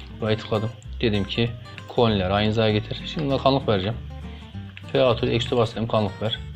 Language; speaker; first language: Turkish; native; Turkish